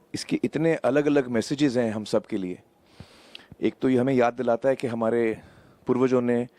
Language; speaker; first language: Hindi; native; Hindi